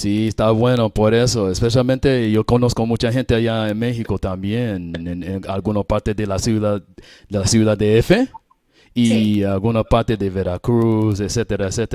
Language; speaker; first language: Spanish; non-native, learner; English